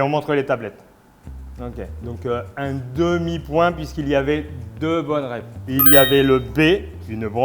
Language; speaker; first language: French; native; French